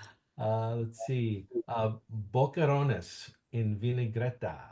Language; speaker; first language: Spanish; non-native, learner; English